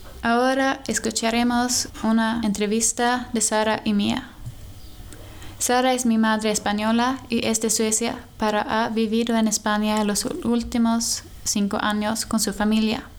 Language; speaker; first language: Spanish; non-native, learner; Swedish